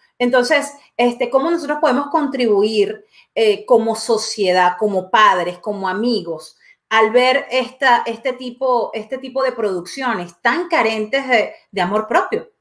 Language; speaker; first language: Spanish; native; Spanish